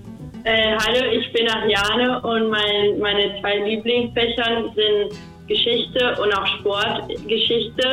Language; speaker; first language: German; early bilingual, heritage; German